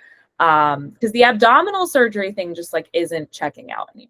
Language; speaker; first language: English; native; English